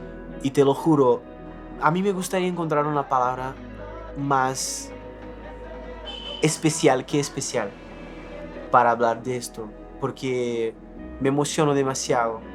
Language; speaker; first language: Spanish; non-native, fluent; Portuguese